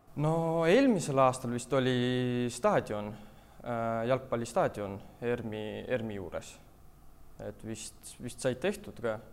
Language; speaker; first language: Estonian; non-native, local second language; Russian